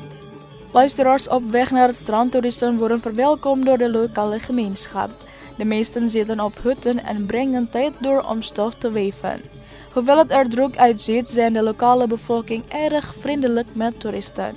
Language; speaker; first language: Dutch; non-native, learner; Indonesian